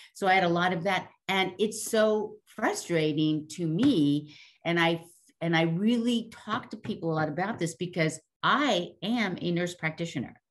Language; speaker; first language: English; native; English